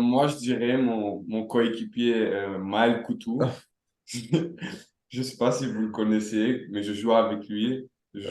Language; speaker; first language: French; non-native, local second language; Arabic